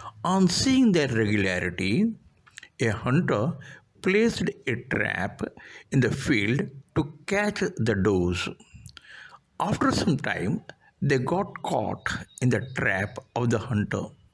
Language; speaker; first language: English; non-native, local second language; Telugu